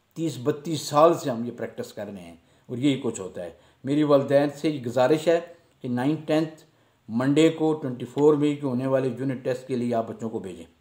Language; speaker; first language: Urdu; non-native, local second language; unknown